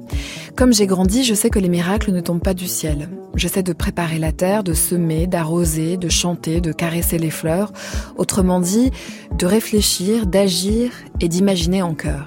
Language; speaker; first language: French; native; French